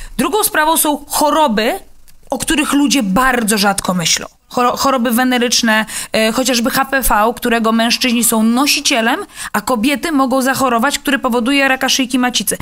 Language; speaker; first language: Polish; native; Polish